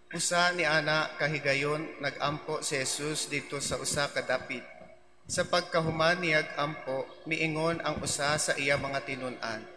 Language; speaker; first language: Cebuano; non-native, local second language; Filipino